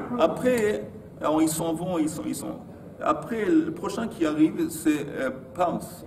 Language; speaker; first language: French; native; French